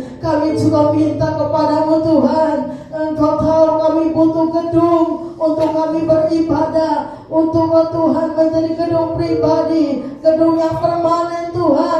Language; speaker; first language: Indonesian; native; Indonesian